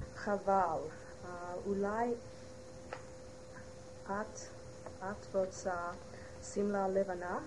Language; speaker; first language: Hebrew; non-native, learner; English